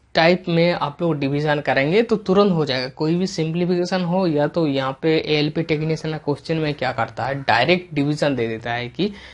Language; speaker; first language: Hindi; non-native, local second language; Bangla